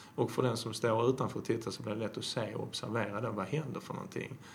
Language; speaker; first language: Swedish; native; Swedish